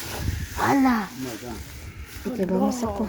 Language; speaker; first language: Spanish; non-native, fluent; Filipino